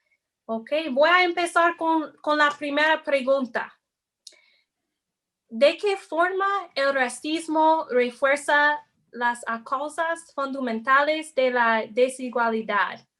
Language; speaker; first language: Spanish; non-native, fluent; English